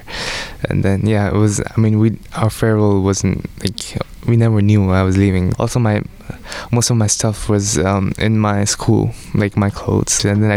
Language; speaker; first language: English; non-native, local second language; Odia